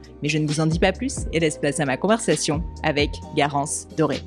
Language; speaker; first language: French; native; French